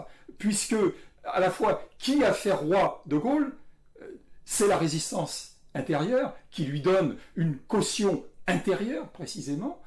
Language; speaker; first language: French; native; French